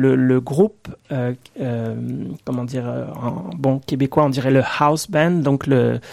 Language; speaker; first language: French; native; French